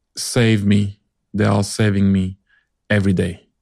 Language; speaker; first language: English; early bilingual, other home language; French